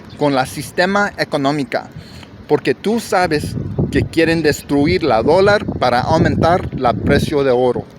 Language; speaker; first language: Spanish; early bilingual, heritage; English